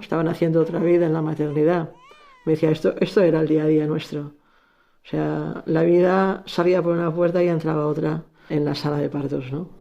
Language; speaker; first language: Spanish; native; Spanish